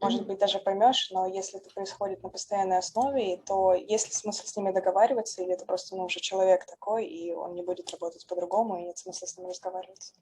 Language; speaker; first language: Russian; native; Russian